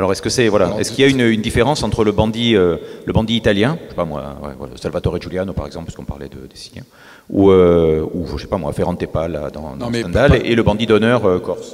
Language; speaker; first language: French; native; French